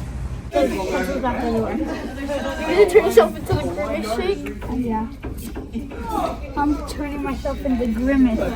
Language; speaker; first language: English; early bilingual, other home language; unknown